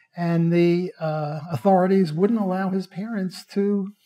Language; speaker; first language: English; native; English